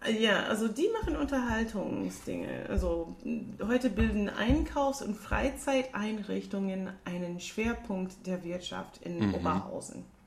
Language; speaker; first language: German; non-native, learner; English